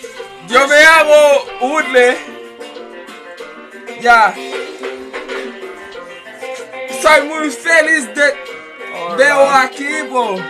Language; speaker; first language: Spanish; non-native, learner; Haitian Creole